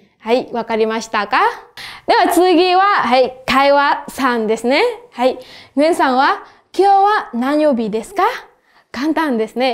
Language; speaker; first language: Japanese; non-native, fluent; Vietnamese